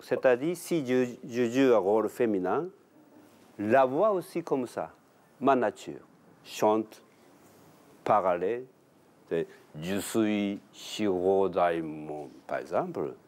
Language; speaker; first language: French; non-native, learner; Japanese